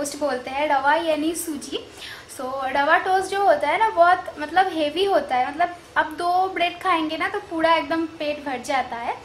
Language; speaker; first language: Hindi; non-native, local second language; Bangla